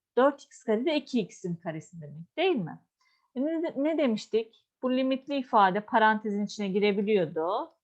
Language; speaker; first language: Turkish; native; Turkish